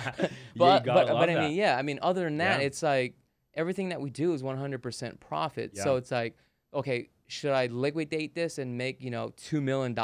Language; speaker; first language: English; native; English